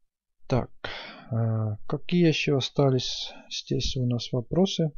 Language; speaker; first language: Russian; non-native, fluent; Estonian